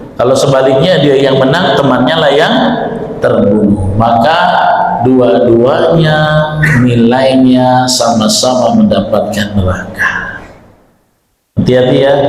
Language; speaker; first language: Indonesian; native; Indonesian